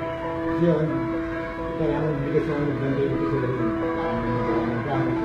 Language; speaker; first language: Filipino; non-native, learner; Arabic